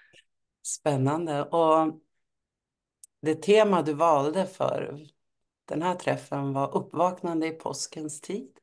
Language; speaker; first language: Swedish; native; Swedish